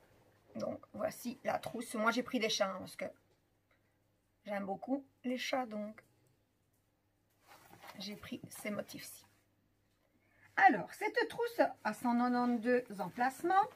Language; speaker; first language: French; native; French